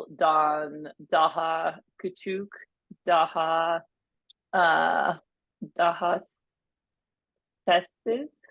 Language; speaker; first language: Turkish; non-native, learner; English